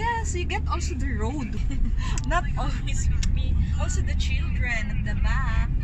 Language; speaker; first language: English; non-native, local second language; Filipino